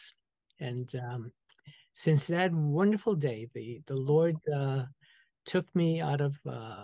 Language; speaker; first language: English; early bilingual, other home language; Spanish